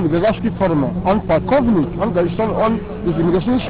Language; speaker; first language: Russian; non-native, learner; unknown